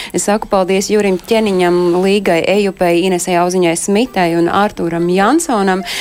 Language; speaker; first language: Latvian; native; Latvian